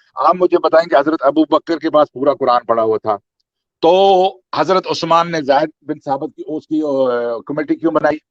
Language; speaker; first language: Urdu; native; Urdu